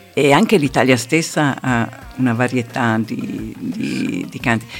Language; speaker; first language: Italian; native; Italian